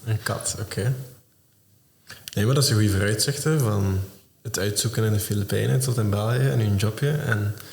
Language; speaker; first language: Dutch; native; Dutch